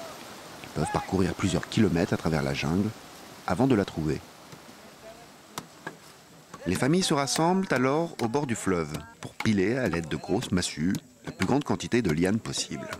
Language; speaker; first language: French; native; French